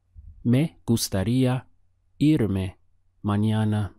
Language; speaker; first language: Spanish; non-native, fluent; English